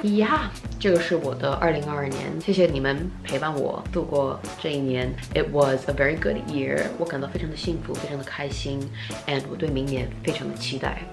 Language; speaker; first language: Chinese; early bilingual, heritage; Chinese